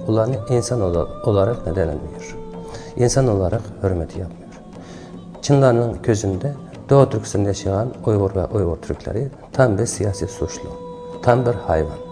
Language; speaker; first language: Turkish; non-native, learner; Uyghur